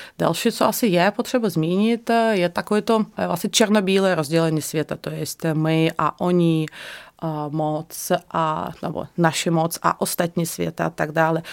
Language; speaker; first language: Czech; non-native, fluent; Russian